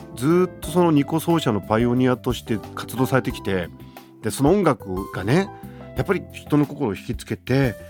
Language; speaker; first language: Japanese; native; Japanese